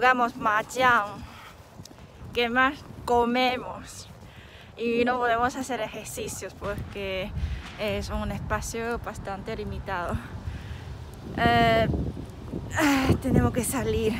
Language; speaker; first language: Spanish; non-native, fluent; Chinese